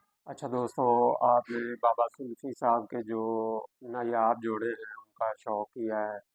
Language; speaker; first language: Hindi; non-native, local second language; Punjabi